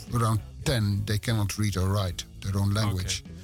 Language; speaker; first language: English; non-native, fluent; Dutch